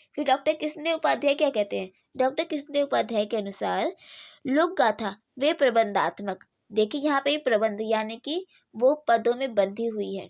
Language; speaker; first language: Hindi; native; Hindi